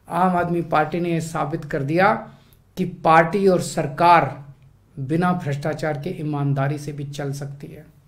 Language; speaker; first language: Hindi; native; Hindi